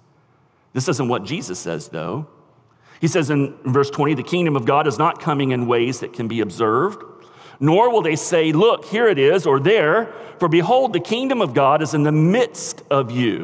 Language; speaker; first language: English; native; English